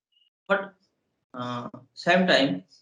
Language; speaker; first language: English; non-native, learner; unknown